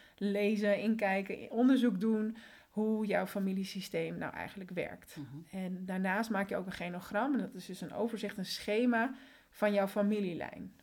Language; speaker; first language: Dutch; early bilingual, other home language; Spanish